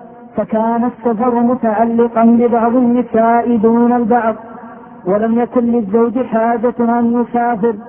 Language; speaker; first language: Arabic; native; Arabic